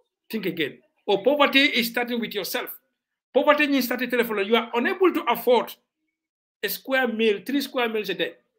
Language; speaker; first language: English; non-native, local second language; Mandingo